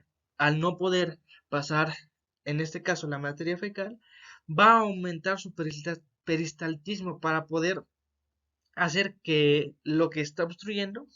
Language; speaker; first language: Spanish; native; Spanish